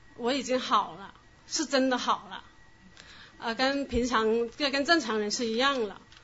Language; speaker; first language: Chinese; non-native, local second language; Cantonese